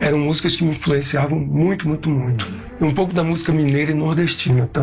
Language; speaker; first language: Portuguese; native; Portuguese